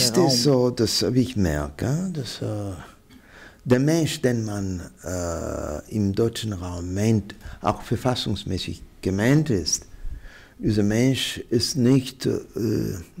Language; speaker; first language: German; non-native, fluent; Arabic